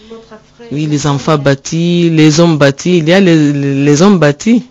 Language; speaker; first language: French; non-native, learner; Rundi